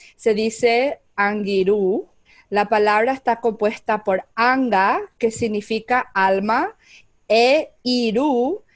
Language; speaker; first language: Spanish; early bilingual, heritage; Spanish